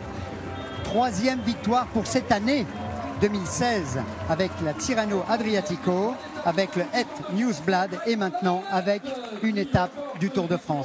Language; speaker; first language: French; native; French